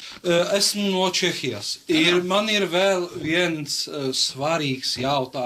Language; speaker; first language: Latvian; non-native, learner; Czech